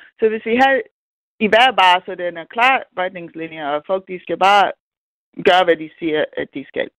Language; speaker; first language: Danish; non-native, fluent; English